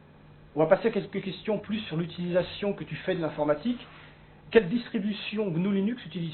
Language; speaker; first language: French; native; French